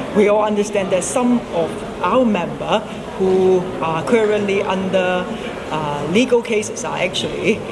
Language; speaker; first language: English; non-native, local second language; Cantonese